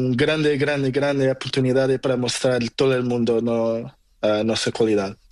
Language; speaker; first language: Spanish; non-native, learner; Portuguese